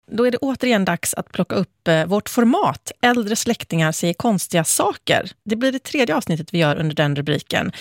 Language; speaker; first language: Swedish; native; Swedish